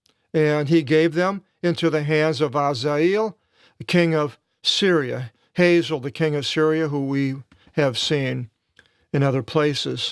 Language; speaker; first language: English; native; English